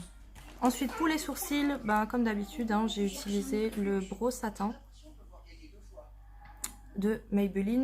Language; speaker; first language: French; native; French